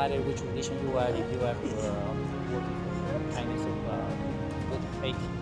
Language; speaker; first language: English; non-native, local second language; Spanish